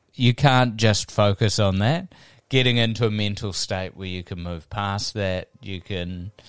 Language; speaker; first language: English; native; English